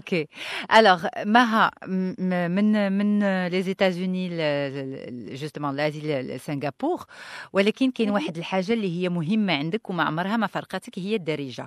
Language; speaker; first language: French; non-native, local second language; Arabic